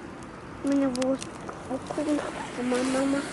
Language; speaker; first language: German; early bilingual, heritage; German